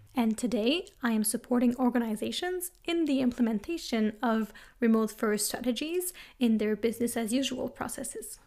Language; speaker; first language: English; non-native, fluent; French